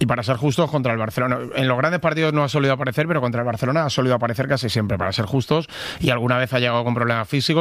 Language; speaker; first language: Spanish; native; Spanish